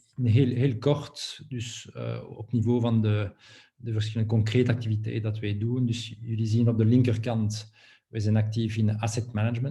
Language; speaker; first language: Dutch; non-native, local second language; French